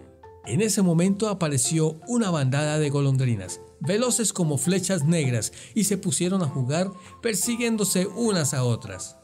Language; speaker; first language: Spanish; native; Spanish